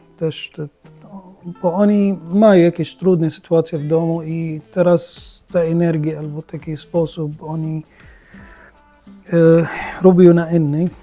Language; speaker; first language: Polish; non-native, learner; Arabic